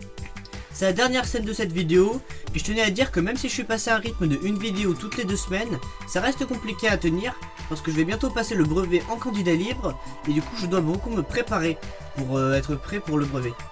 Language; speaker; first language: French; native; French